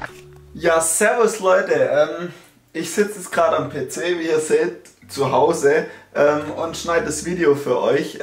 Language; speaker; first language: German; native; German